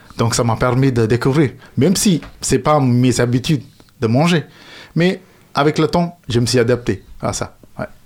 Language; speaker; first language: French; non-native, fluent; Sinhala